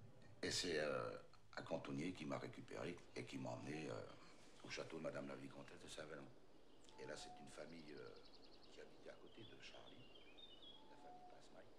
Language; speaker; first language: French; native; French